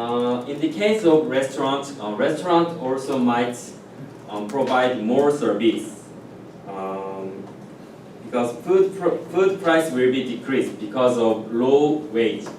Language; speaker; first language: English; non-native, learner; Korean